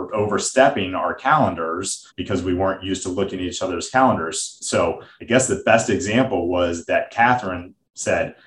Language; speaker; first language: English; native; English